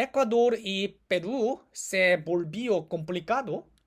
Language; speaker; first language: Spanish; non-native, learner; Korean